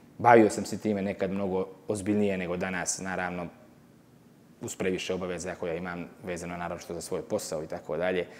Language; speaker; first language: Serbian; native; Serbian